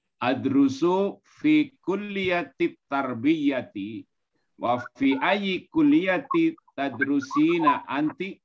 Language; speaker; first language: Arabic; non-native, learner; Indonesian